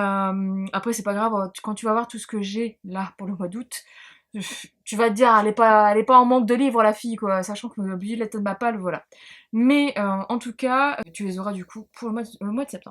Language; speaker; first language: French; native; French